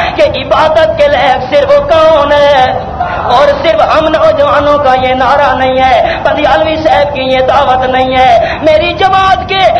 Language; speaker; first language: Urdu; non-native, local second language; Punjabi